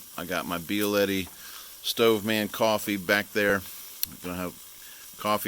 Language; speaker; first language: English; native; English